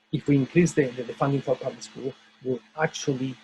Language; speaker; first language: English; non-native, fluent; Spanish